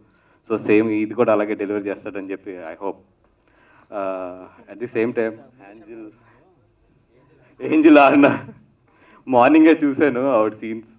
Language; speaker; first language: Telugu; native; Telugu